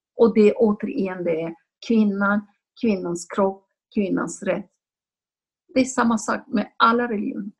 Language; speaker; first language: Swedish; non-native, fluent; Kurdish